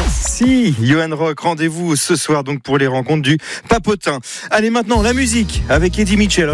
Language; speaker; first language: French; native; French